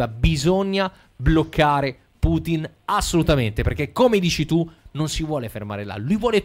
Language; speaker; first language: Italian; native; Italian